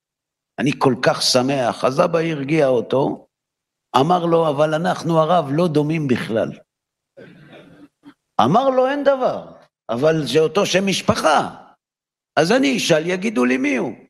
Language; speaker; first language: Hebrew; native; Hebrew